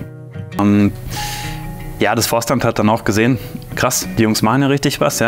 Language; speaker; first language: German; native; German